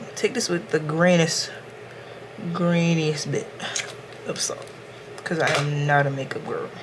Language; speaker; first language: English; native; English